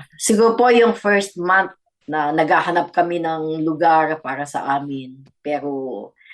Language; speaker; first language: Filipino; native; Filipino